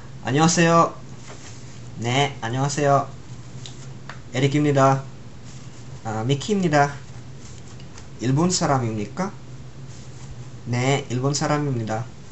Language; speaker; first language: Korean; non-native, learner; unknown